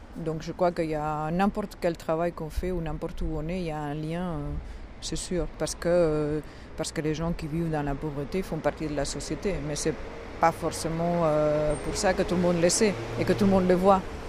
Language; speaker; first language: French; non-native, fluent; Spanish